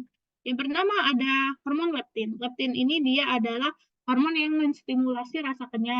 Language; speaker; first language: Indonesian; native; Indonesian